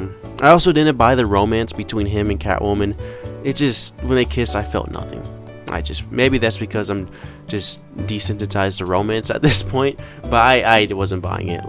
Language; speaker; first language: English; native; English